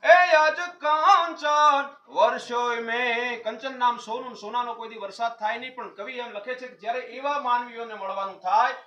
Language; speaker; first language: Gujarati; native; Gujarati